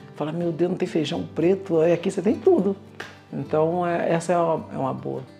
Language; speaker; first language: Portuguese; native; Portuguese